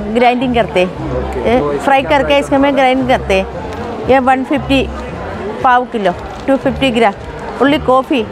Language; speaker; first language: Hindi; non-native, local second language; Malayalam